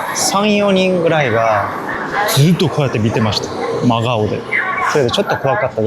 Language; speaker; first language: Japanese; non-native, fluent; Korean